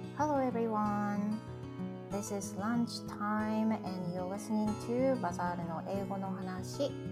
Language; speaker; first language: English; non-native, fluent; Japanese